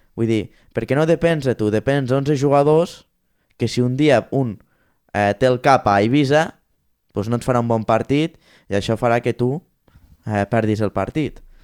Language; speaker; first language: Catalan; native; Catalan